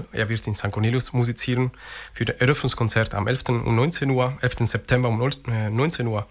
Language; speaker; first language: German; non-native, fluent; Italian